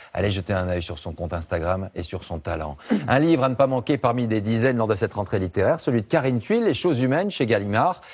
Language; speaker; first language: French; native; French